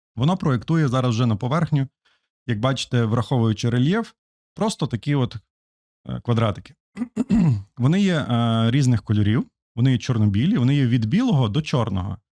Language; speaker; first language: Ukrainian; native; Ukrainian